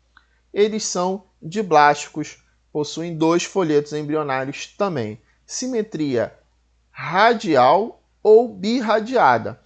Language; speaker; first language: Portuguese; native; Portuguese